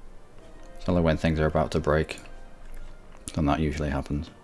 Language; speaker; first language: English; native; English